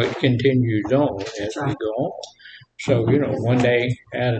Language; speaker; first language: English; native; English